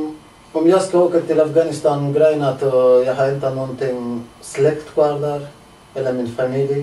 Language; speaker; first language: Swedish; non-native, learner; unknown